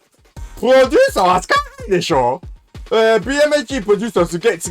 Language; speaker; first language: Japanese; non-native, learner; English